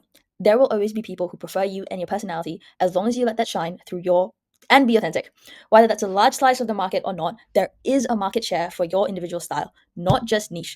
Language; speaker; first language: English; native; English